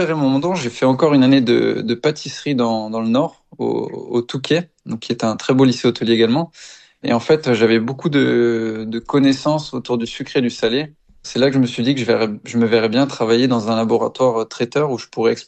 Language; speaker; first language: French; native; French